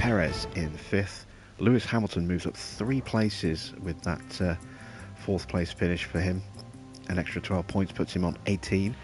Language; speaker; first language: English; native; English